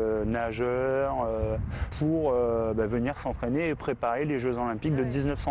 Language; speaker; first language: French; native; French